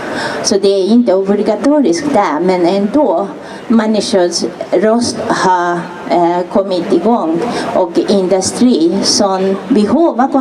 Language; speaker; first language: Swedish; non-native, fluent; Japanese